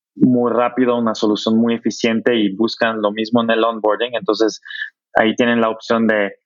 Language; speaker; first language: Spanish; non-native, fluent; German